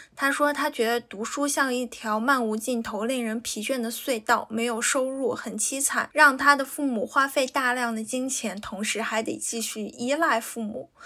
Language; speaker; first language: Chinese; native; Chinese